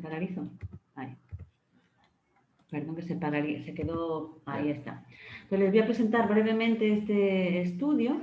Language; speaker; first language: Spanish; native; Spanish